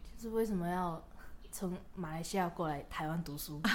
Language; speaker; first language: Chinese; non-native, local second language; Cantonese